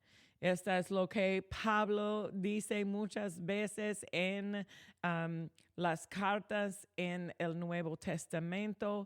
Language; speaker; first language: Spanish; non-native, fluent; English